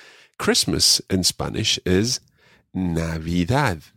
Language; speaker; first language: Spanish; non-native, fluent; English